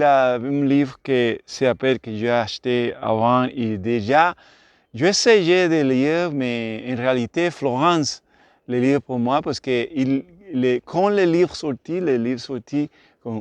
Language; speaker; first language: French; non-native, learner; Spanish